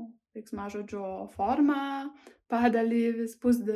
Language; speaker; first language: Lithuanian; non-native, learner; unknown